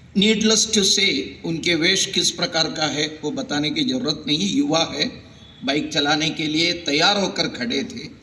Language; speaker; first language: Hindi; non-native, local second language; Malayalam